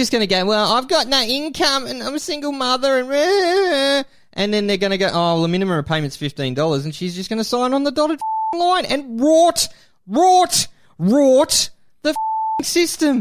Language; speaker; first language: English; native; English